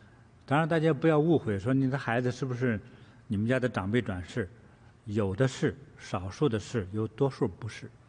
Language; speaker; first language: Chinese; native; Chinese